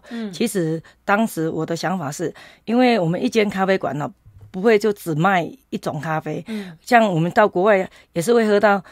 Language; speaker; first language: Chinese; native; Chinese